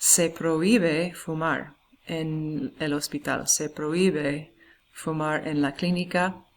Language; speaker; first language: Spanish; non-native, fluent; English